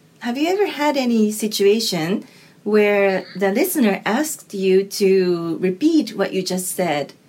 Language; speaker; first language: English; non-native, fluent; Japanese